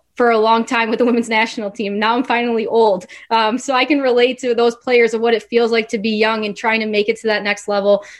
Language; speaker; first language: English; native; English